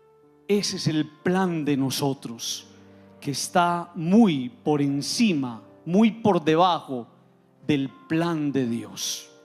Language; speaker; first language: Spanish; native; Spanish